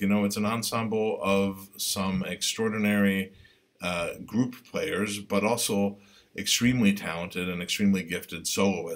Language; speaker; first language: English; native; English